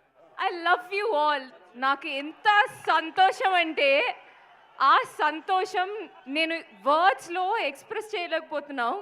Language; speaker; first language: Telugu; non-native, fluent; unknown